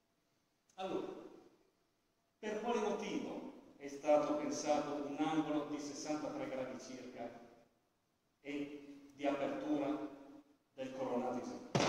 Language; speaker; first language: Italian; native; Italian